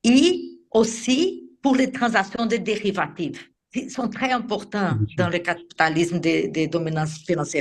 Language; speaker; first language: French; non-native, fluent; Portuguese